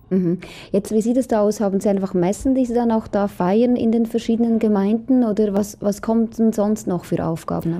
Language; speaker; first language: German; native; German